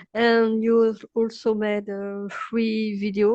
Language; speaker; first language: English; non-native, learner; French